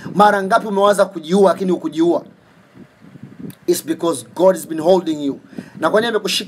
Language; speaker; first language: English; non-native, local second language; Swahili